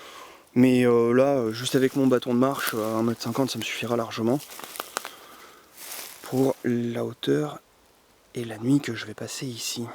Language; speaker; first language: French; native; French